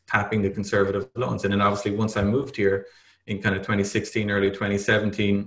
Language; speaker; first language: English; native; English